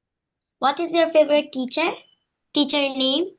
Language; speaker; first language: English; non-native, learner; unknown